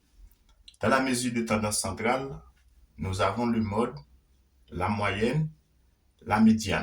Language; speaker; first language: French; non-native, local second language; Haitian Creole